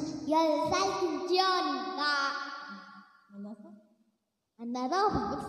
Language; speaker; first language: Korean; early bilingual, heritage; Korean